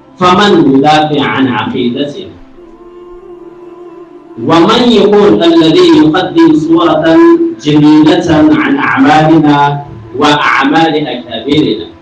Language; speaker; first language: Arabic; non-native, fluent; Urdu